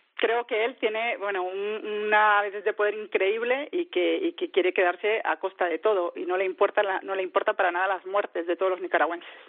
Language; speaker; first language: Spanish; native; Spanish